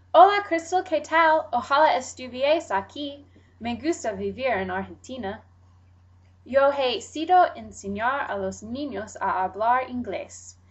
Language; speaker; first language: Spanish; non-native, learner; English